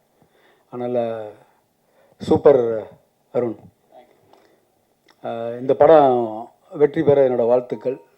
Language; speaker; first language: Tamil; native; Tamil